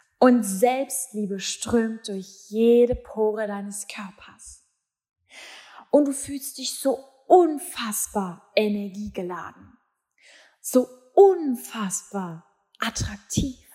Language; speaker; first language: German; native; German